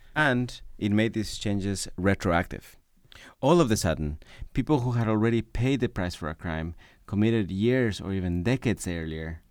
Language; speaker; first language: English; non-native, fluent; Spanish